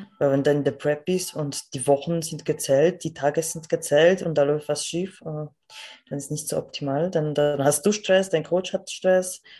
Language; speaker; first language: German; non-native, fluent; Polish